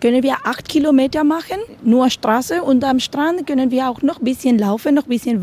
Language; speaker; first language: German; non-native, learner; Spanish